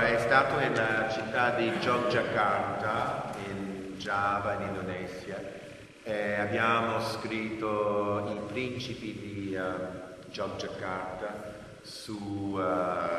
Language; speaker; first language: Italian; non-native, fluent; English